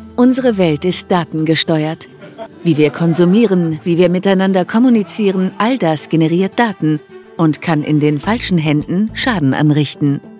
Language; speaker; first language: German; native; German